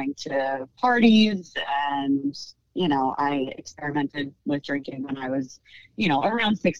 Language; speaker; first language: English; native; English